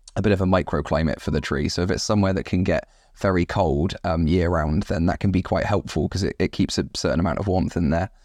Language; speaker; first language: English; native; English